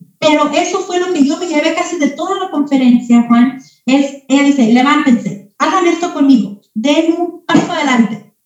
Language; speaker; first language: Spanish; early bilingual, heritage; Spanish